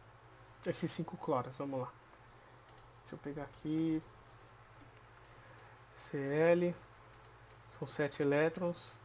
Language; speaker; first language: Portuguese; native; Portuguese